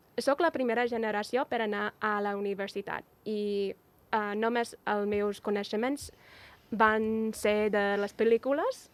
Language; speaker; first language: Catalan; non-native, fluent; English